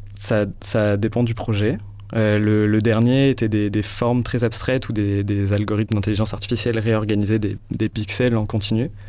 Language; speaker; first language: French; native; French